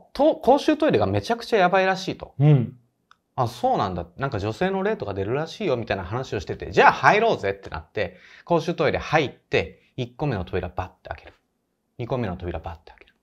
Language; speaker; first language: Japanese; native; Japanese